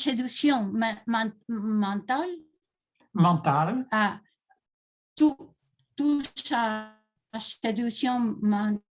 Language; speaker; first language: French; non-native, learner; Spanish